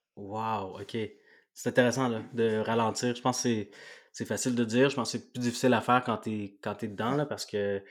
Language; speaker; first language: French; native; French